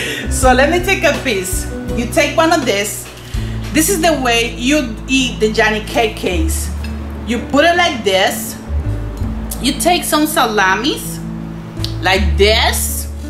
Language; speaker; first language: English; non-native, fluent; Spanish